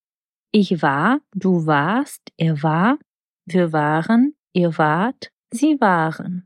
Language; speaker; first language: German; non-native, fluent; Czech